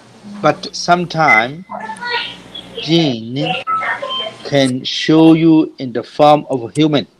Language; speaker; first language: English; non-native, fluent; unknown